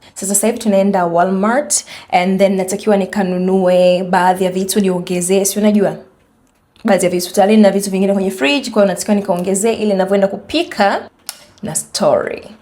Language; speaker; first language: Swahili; native; Swahili